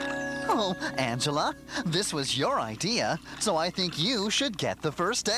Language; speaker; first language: English; native; English